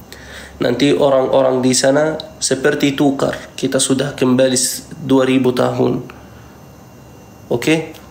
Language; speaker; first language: Indonesian; non-native, fluent; Arabic